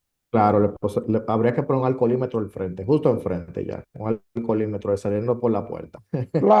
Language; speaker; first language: Spanish; native; Spanish